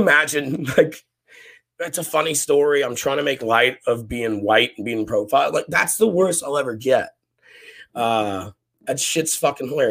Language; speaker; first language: English; native; English